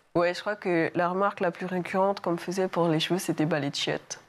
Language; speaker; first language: French; native; French